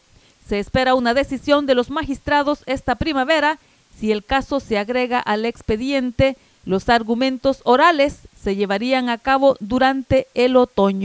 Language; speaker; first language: Spanish; native; Spanish